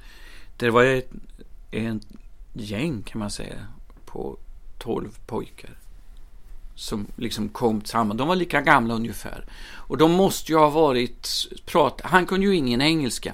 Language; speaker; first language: Swedish; native; Swedish